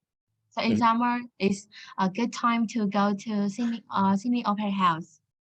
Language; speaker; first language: English; non-native, learner; Vietnamese